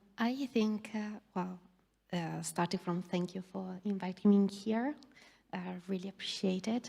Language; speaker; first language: English; non-native, fluent; Italian